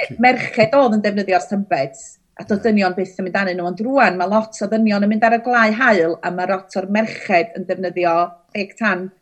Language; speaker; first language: Welsh; native; Welsh